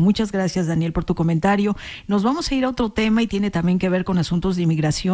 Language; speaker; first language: Spanish; native; Spanish